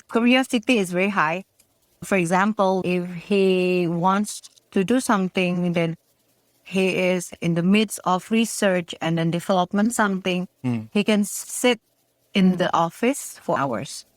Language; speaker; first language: English; non-native, fluent; Indonesian